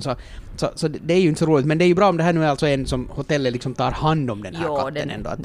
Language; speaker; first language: Swedish; native; Swedish